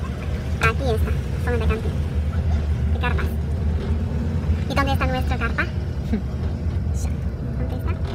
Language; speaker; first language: Spanish; non-native, learner; Chinese